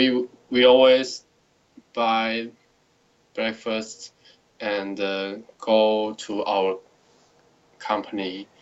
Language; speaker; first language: English; non-native, learner; Chinese